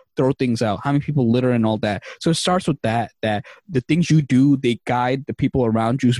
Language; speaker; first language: English; native; English